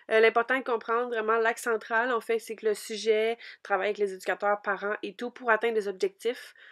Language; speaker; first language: French; native; French